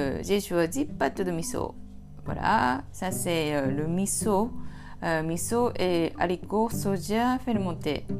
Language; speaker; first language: French; non-native, fluent; Japanese